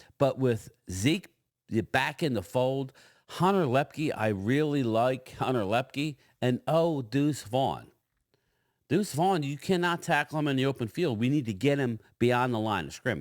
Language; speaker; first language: English; native; English